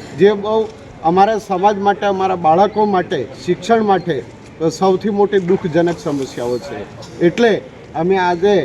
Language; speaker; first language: Gujarati; native; Gujarati